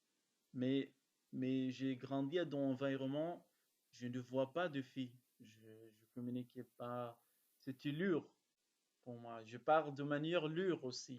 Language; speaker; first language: French; non-native, learner; Arabic